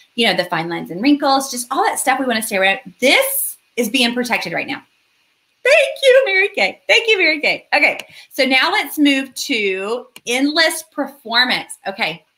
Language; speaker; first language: English; native; English